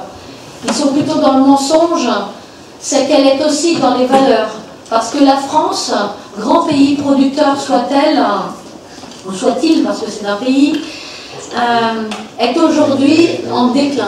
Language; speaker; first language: French; native; French